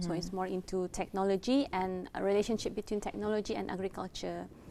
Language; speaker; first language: English; non-native, local second language; Malay